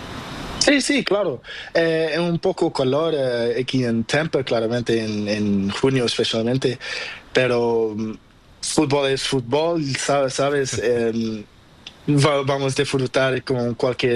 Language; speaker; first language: Spanish; non-native, local second language; Portuguese